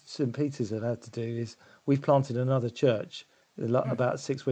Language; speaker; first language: English; native; English